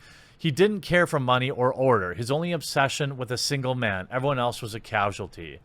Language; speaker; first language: English; native; English